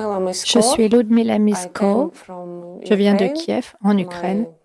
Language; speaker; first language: French; non-native, fluent; Ukrainian